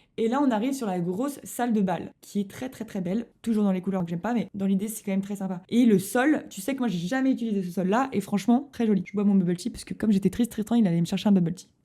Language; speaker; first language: French; native; French